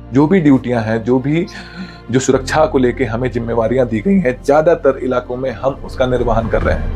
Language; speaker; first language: Hindi; native; Hindi